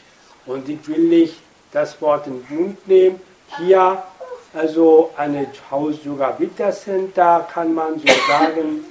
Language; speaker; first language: German; non-native, fluent; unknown